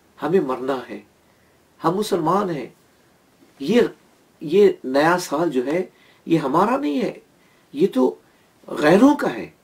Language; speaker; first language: Urdu; native; Urdu